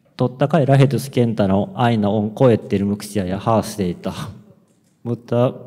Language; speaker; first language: Finnish; non-native, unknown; Japanese